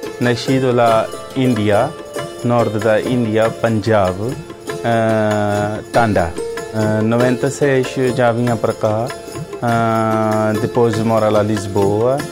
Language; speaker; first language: Portuguese; non-native, learner; Punjabi